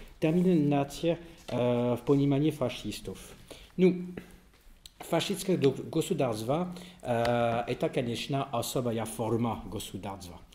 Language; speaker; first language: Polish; non-native, learner; French